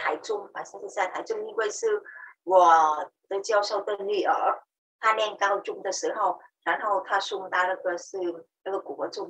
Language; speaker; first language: Chinese; non-native, learner; Vietnamese